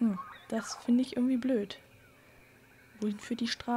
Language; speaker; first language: German; native; German